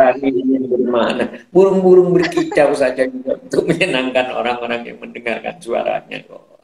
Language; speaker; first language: Indonesian; non-native, local second language; Madurese